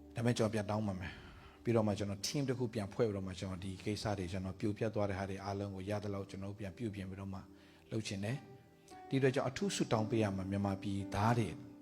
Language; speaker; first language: Burmese; non-native, local second language; Tedim Chin